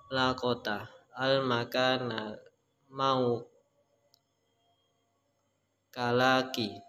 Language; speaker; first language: Arabic; non-native, learner; Indonesian